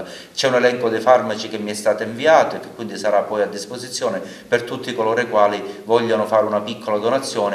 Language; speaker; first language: Italian; native; Italian